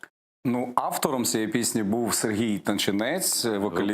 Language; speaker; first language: Ukrainian; native; Ukrainian